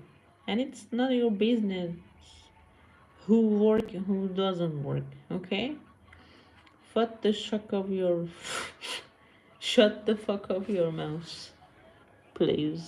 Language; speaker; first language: English; non-native, learner; Persian